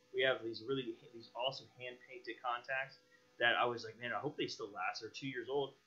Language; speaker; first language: English; native; English